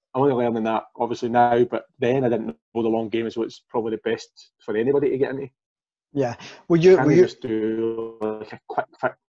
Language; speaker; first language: English; native; English